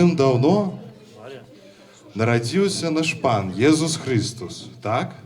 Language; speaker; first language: Belarusian; non-native, local second language; Russian